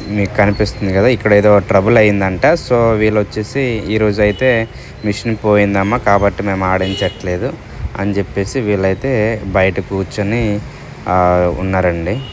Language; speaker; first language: Telugu; native; Telugu